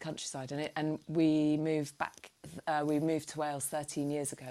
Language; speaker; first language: English; native; English